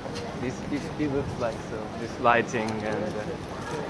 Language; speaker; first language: English; non-native, learner; Japanese